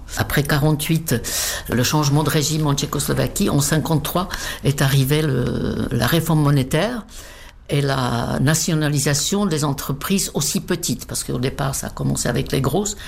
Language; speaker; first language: French; non-native, fluent; Czech